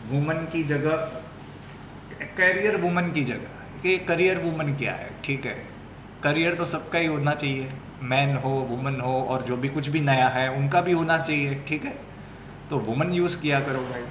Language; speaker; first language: Hindi; non-native, local second language; Gujarati